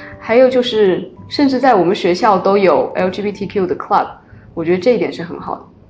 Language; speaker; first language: Chinese; native; Chinese